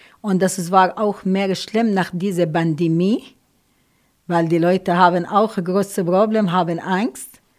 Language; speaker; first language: German; non-native, learner; Arabic